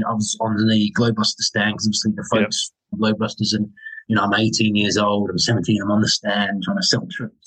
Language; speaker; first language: English; native; English